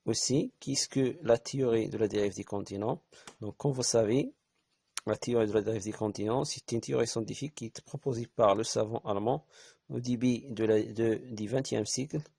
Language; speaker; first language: French; non-native, local second language; Arabic